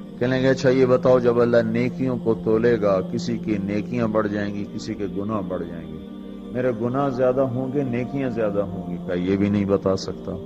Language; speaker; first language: Urdu; non-native, local second language; Punjabi